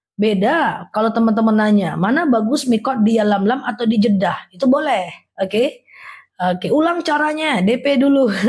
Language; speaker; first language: Indonesian; non-native, local second language; Minangkabau